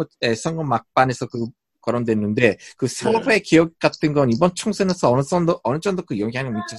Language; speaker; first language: Korean; non-native, fluent; Japanese